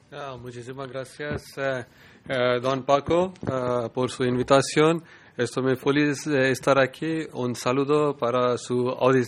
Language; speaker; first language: Spanish; non-native, learner; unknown